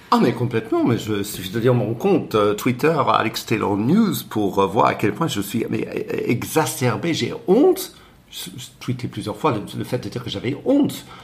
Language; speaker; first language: French; non-native, fluent; English